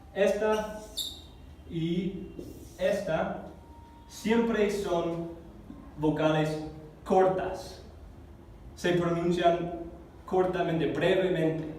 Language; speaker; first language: Spanish; non-native, fluent; English